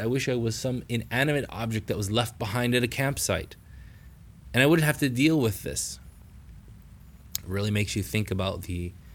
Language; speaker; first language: English; native; English